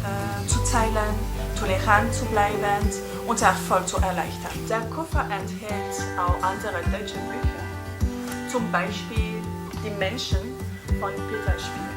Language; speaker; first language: German; non-native, fluent; French